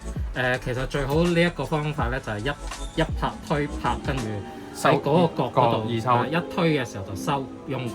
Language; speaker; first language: Chinese; native; Chinese